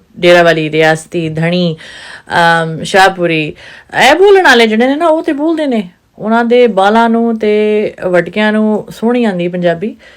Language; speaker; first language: Punjabi; non-native, local second language; Urdu